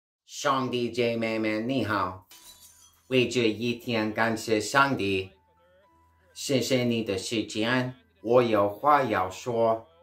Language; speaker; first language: Chinese; non-native, learner; English